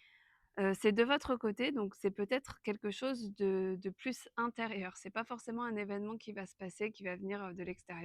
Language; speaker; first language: French; native; French